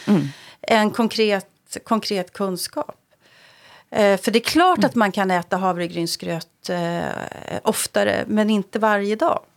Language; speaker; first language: Swedish; native; Swedish